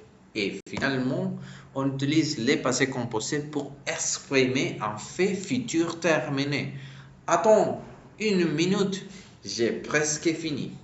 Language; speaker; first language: French; non-native, fluent; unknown